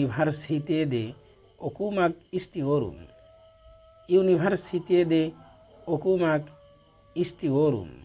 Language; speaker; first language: Turkish; non-native, learner; Bangla